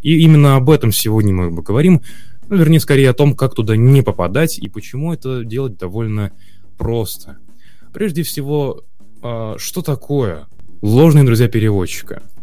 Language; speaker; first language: Russian; native; Russian